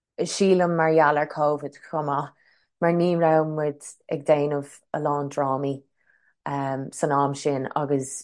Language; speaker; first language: Irish; non-native, local second language; English